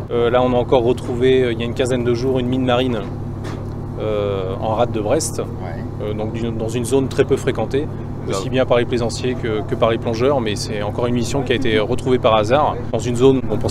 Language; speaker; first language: French; native; French